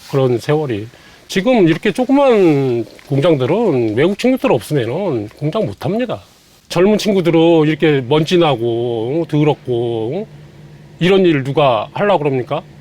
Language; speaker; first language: Korean; native; Korean